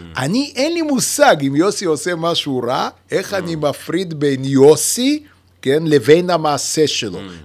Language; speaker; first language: Hebrew; non-native, fluent; Yiddish